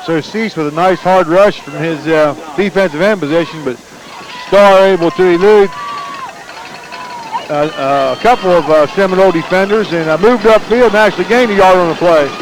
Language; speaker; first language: English; native; English